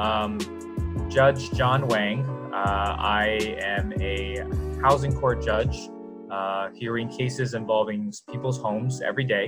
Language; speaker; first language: English; native; English